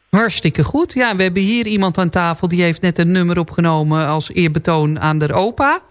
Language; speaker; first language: Dutch; native; Dutch